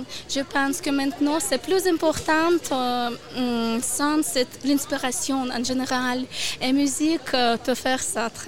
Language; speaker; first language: French; non-native, learner; Ukrainian